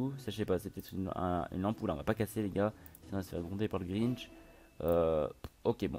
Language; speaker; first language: French; native; French